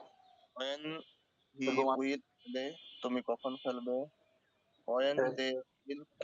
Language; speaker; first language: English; non-native, learner; Bangla